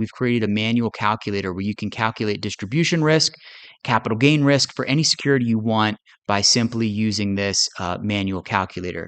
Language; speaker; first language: English; native; English